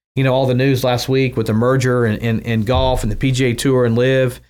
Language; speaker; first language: English; native; English